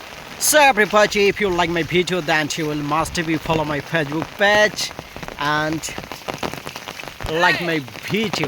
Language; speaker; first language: English; non-native, learner; Bangla